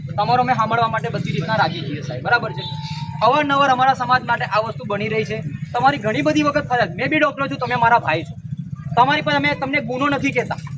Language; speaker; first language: Gujarati; non-native, local second language; Rathawi